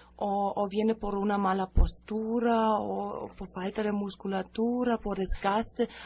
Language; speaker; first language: Spanish; non-native, fluent; German